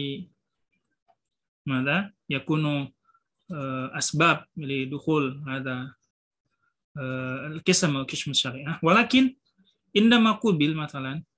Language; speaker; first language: Arabic; non-native, fluent; Indonesian